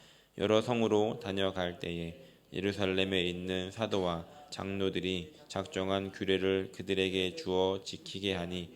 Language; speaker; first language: Korean; native; Korean